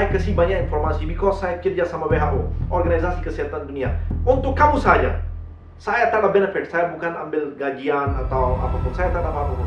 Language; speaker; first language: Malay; non-native, learner; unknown